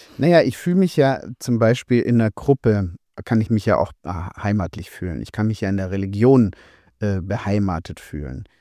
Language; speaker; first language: German; native; German